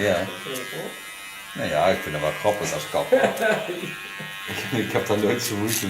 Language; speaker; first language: Dutch; native; Dutch